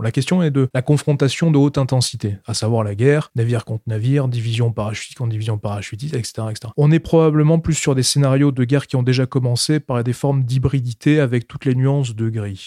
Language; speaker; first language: French; native; French